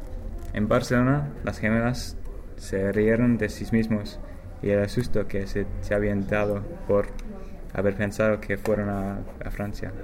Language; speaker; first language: Spanish; non-native, learner; English